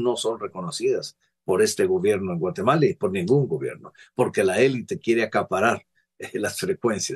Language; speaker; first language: Spanish; native; Spanish